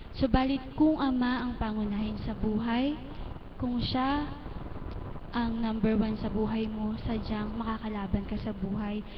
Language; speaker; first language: Filipino; native; Filipino